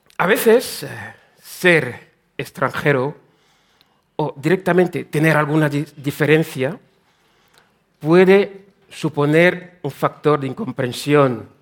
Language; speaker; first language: Spanish; non-native, fluent; French